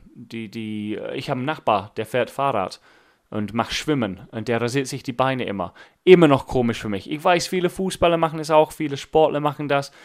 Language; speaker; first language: German; non-native, fluent; English